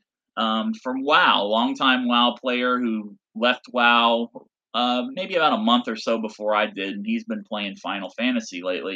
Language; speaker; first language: English; native; English